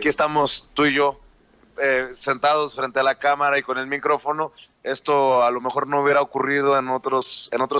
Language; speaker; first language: Spanish; native; Spanish